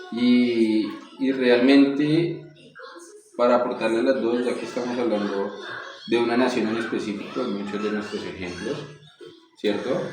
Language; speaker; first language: Spanish; native; Spanish